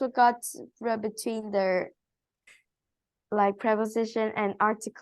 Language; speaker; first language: English; non-native, learner; Vietnamese